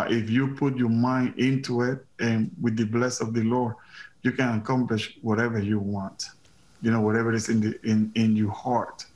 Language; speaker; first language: English; non-native, fluent; Spanish